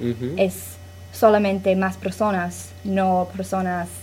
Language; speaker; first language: Spanish; non-native, learner; English